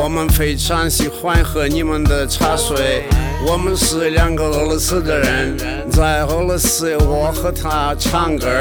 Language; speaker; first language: Chinese; non-native, learner; Russian